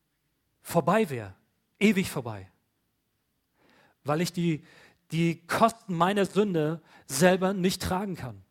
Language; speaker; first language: German; native; German